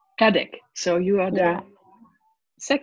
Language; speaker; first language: English; non-native, fluent; Dutch